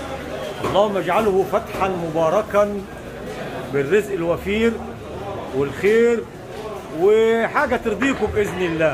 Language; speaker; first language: Arabic; native; Arabic